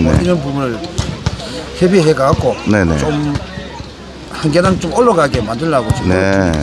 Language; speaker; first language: Korean; native; Korean